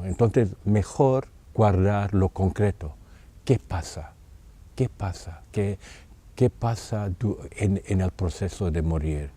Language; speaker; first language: Spanish; non-native, fluent; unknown